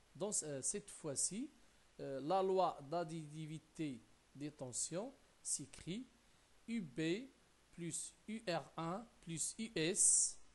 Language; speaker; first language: French; non-native, local second language; Arabic